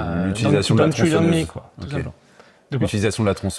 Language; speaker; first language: French; native; French